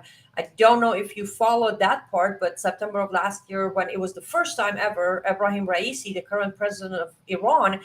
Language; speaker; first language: English; non-native, fluent; Persian